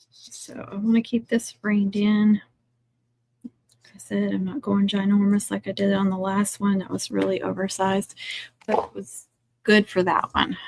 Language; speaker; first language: English; native; English